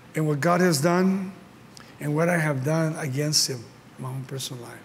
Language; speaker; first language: English; early bilingual, other home language; Spanish